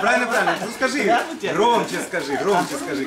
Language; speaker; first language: Russian; native; Russian